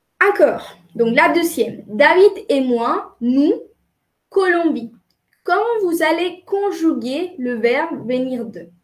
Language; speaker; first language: French; non-native, fluent; Spanish